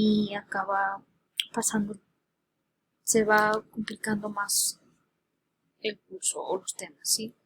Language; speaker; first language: Spanish; early bilingual, heritage; Spanish